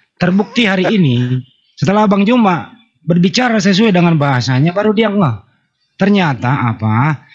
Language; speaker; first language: Indonesian; native; Indonesian